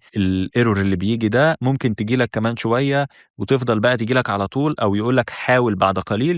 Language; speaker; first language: Arabic; native; Arabic